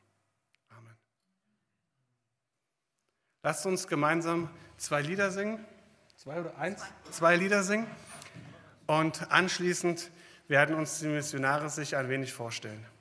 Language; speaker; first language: German; native; German